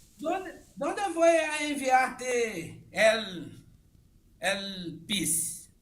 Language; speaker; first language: Spanish; non-native, learner; Portuguese